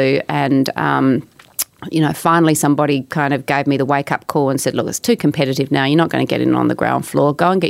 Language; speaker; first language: English; native; English